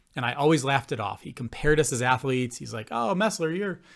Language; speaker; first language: English; native; English